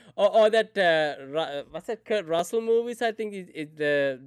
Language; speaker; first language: English; non-native, local second language; Sinhala